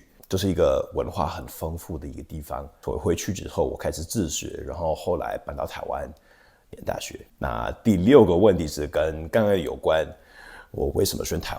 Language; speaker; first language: Chinese; non-native, fluent; English